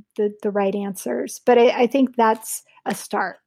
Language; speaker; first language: English; native; English